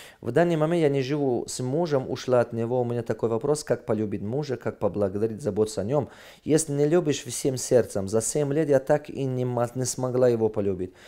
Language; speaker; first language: Russian; non-native, local second language; Tajik